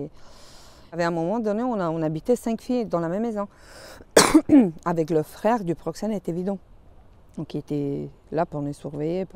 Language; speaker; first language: French; non-native, fluent; Romanian